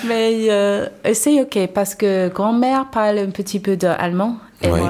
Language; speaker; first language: French; non-native, learner; English